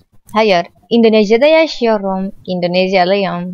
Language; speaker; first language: Turkish; non-native, learner; Indonesian